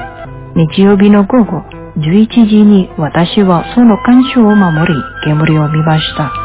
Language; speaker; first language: Japanese; non-native, fluent; Indonesian